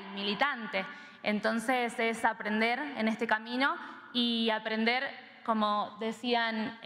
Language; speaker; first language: Spanish; native; Spanish